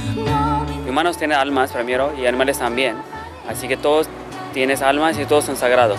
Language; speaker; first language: Spanish; non-native, learner; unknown